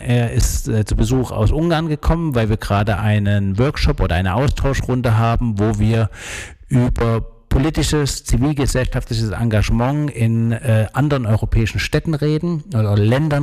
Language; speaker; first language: German; native; German